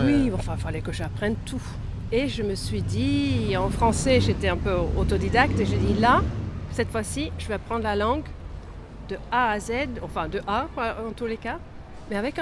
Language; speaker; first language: French; non-native, fluent; Swedish